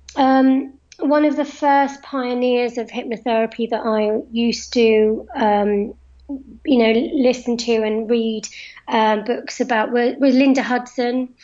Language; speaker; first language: English; native; English